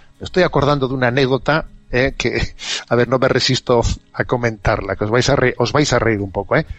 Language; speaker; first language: Spanish; native; Spanish